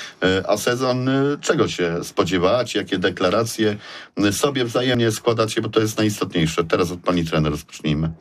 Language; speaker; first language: Polish; native; Polish